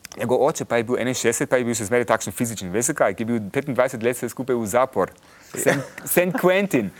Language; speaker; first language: Slovenian; early bilingual, heritage; Slovenian